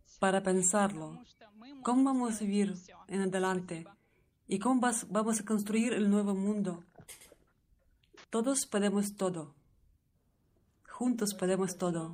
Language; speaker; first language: Spanish; non-native, learner; Russian